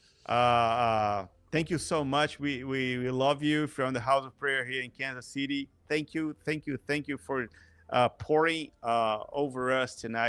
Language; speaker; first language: English; non-native, fluent; Portuguese